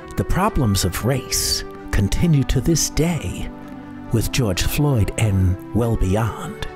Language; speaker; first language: English; native; English